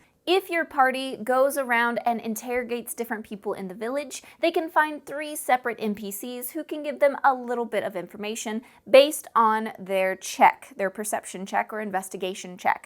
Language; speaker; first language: English; native; English